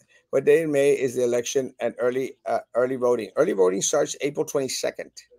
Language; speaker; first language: English; early bilingual, other home language; Spanish